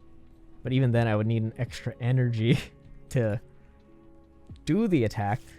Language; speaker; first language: English; native; English